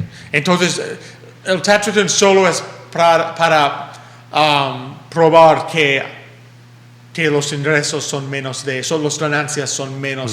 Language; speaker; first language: Spanish; early bilingual, heritage; English